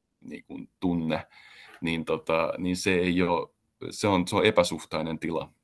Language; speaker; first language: Finnish; native; Finnish